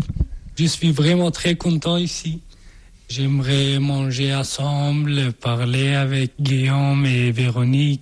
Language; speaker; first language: French; non-native, learner; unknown